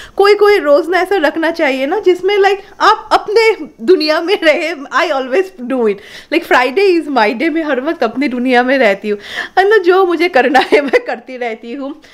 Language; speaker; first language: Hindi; non-native, local second language; Bangla